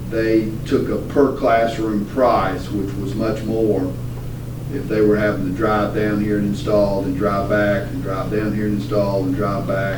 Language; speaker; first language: English; native; English